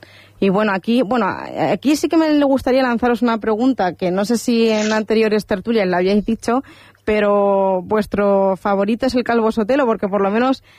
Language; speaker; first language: Spanish; native; Spanish